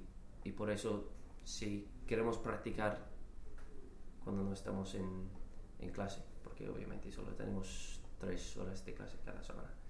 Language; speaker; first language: Spanish; non-native, fluent; English